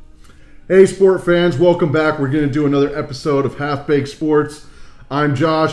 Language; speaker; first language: English; native; English